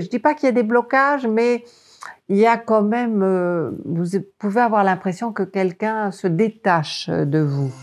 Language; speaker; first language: French; native; French